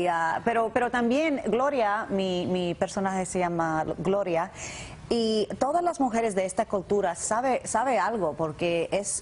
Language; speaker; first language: Spanish; non-native, learner; English